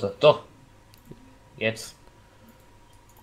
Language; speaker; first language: German; native; German